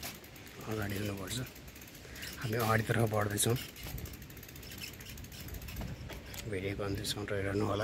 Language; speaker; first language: English; non-native, learner; Nepali